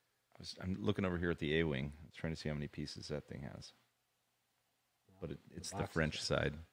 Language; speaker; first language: English; native; English